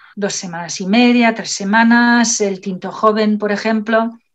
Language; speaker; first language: Spanish; non-native, fluent; English